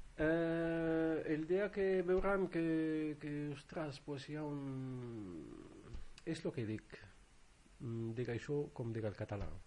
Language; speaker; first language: Catalan; non-native, fluent; Arabic